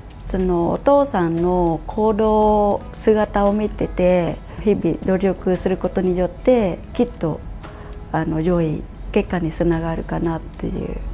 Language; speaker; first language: Japanese; non-native, fluent; Khmer